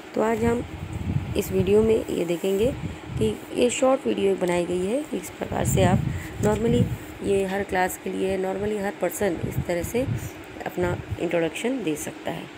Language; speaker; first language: Hindi; native; Hindi